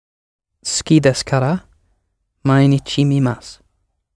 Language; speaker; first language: Japanese; non-native, learner; English